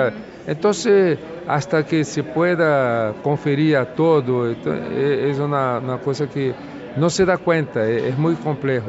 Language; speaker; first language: Spanish; non-native, fluent; Portuguese